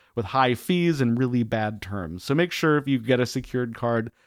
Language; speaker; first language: English; native; English